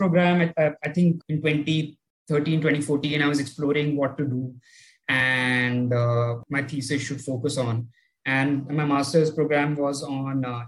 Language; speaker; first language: English; non-native, local second language; Hindi